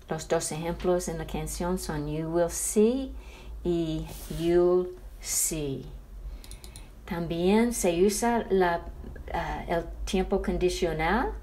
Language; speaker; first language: Spanish; non-native, fluent; English